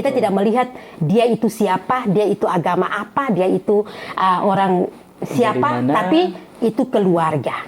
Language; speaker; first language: Indonesian; non-native, fluent; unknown